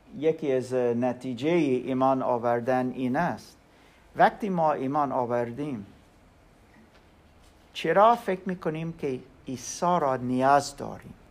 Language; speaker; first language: Persian; non-native, learner; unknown